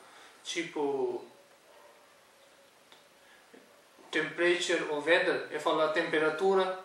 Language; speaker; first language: Portuguese; non-native, learner; Urdu